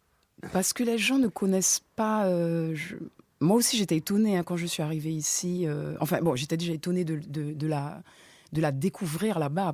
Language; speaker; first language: French; native; French